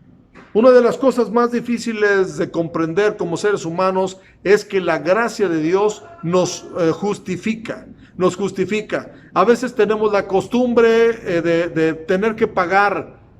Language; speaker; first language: Spanish; native; Spanish